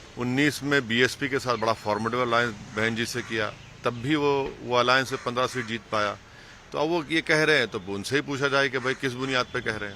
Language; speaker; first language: Hindi; native; Hindi